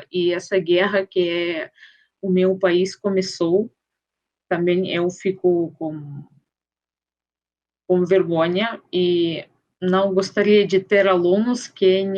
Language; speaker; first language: Portuguese; non-native, fluent; Russian